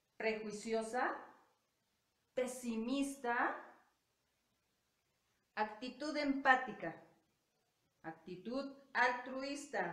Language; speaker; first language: Spanish; native; Spanish